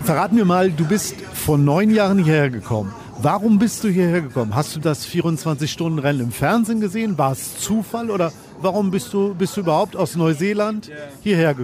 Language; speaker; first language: German; native; German